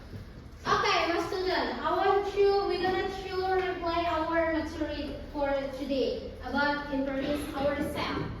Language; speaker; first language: English; non-native, learner; Indonesian